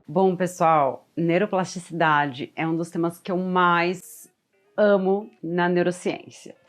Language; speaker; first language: Portuguese; native; Portuguese